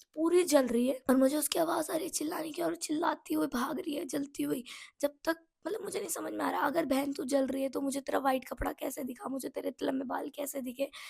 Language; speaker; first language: Hindi; non-native, local second language; Nepali